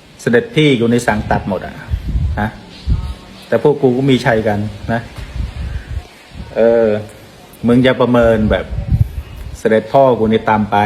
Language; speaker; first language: Thai; non-native, fluent; Khmer